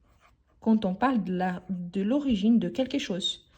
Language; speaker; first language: French; non-native, fluent; Portuguese